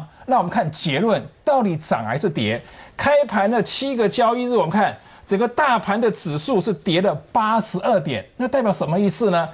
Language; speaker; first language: Chinese; native; Chinese